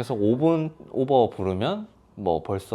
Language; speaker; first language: Korean; non-native, local second language; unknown